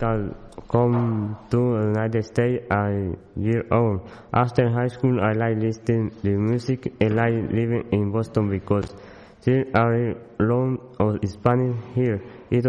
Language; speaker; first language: English; non-native, fluent; Spanish